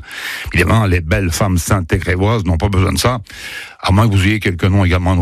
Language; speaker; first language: French; native; French